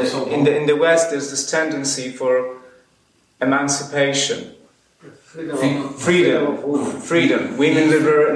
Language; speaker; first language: English; non-native, fluent; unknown